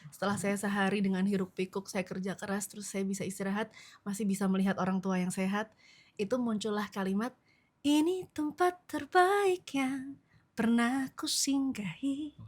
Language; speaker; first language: Indonesian; native; Indonesian